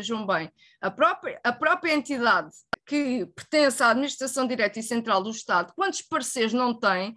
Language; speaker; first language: Portuguese; native; Portuguese